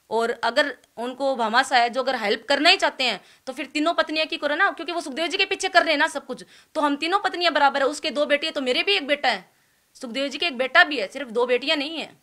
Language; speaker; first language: Hindi; native; Hindi